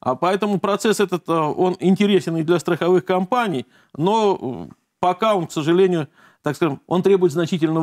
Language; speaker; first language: Russian; native; Russian